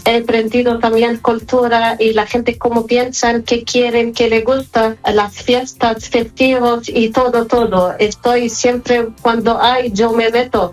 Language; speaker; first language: Spanish; non-native, fluent; Arabic